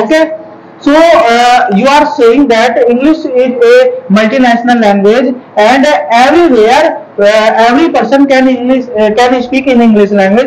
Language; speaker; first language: English; non-native, local second language; Hindi